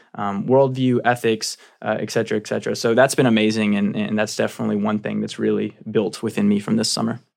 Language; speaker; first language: English; native; English